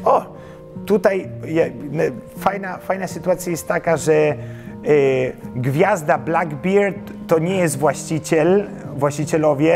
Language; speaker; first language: Polish; early bilingual, heritage; Polish